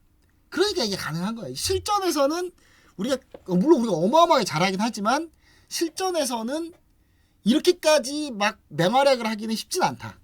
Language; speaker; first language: Korean; native; Korean